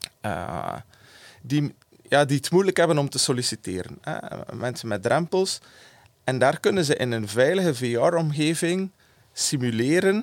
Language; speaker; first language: Dutch; native; Dutch